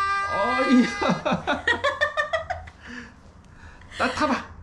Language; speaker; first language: Chinese; non-native, learner; Korean